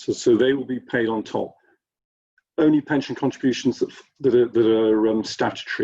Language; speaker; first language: English; native; English